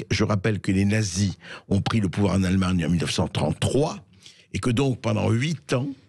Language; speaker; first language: French; native; French